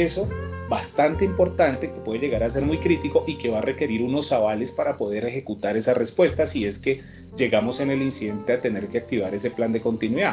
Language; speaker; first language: Spanish; native; Spanish